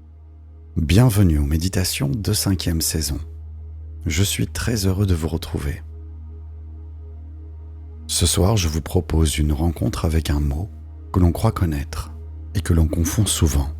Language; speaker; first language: French; native; French